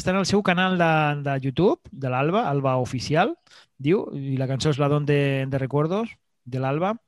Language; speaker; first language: Catalan; native; Catalan